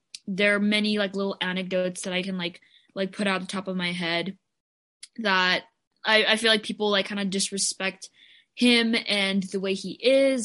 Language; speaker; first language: English; non-native, local second language; Filipino